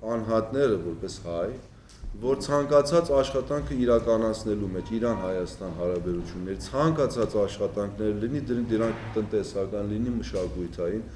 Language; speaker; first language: Armenian; early bilingual, heritage; Armenian